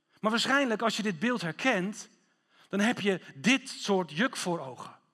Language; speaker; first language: Dutch; non-native, fluent; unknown